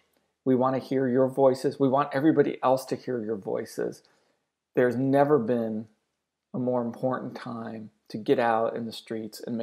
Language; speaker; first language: English; native; English